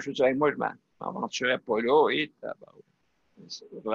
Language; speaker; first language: French; native; French